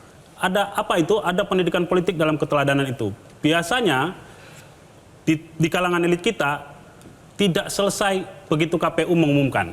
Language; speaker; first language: Indonesian; native; Indonesian